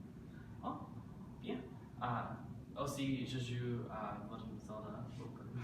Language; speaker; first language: French; non-native, learner; English